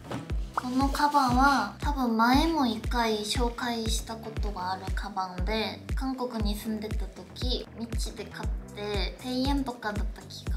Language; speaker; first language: Japanese; non-native, fluent; Korean